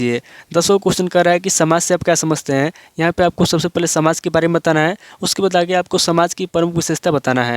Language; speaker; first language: Hindi; native; Hindi